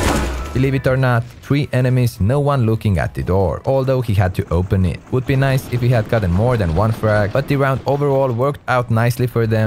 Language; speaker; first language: English; non-native, fluent; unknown